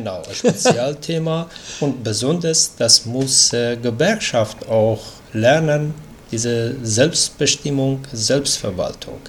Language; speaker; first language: German; non-native, fluent; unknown